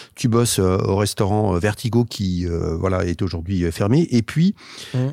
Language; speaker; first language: French; native; French